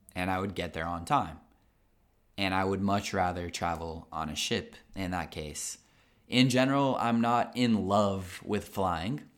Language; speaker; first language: English; native; English